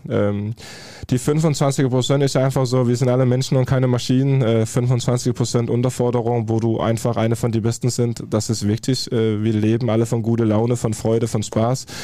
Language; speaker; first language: German; non-native, fluent; Danish